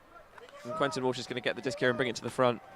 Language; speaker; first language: English; native; English